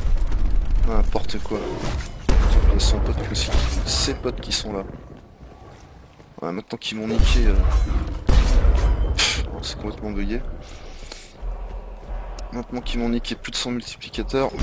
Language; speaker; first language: French; native; French